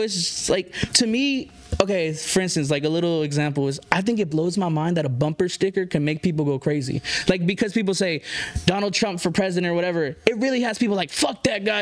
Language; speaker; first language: English; early bilingual, other home language; Spanish